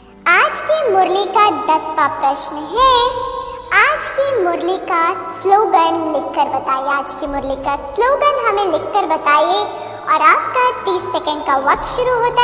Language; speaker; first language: Hindi; native; Hindi